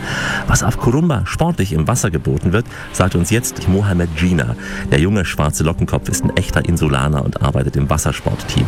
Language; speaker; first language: German; native; German